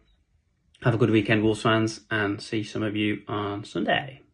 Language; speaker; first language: English; native; English